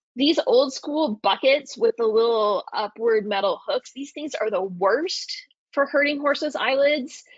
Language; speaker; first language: English; native; English